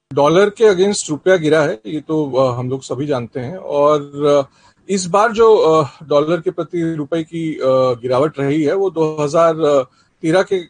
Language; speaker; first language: Hindi; native; Hindi